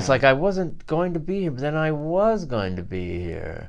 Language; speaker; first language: English; native; English